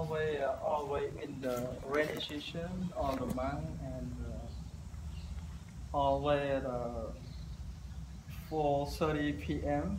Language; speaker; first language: English; non-native, learner; Khmer